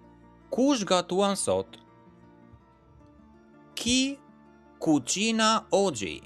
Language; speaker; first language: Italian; non-native, learner; Albanian